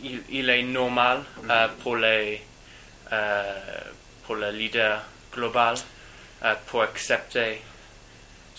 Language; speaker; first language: French; non-native, learner; English